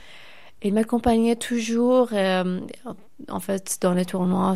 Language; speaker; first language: French; non-native, fluent; Persian